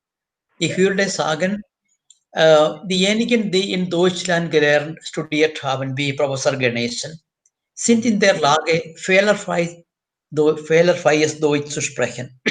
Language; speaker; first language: German; non-native, fluent; Malayalam